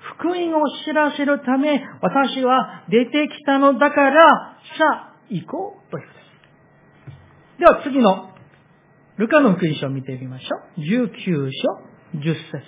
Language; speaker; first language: Japanese; non-native, fluent; Korean